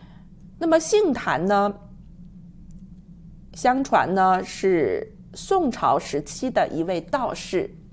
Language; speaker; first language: Chinese; native; Chinese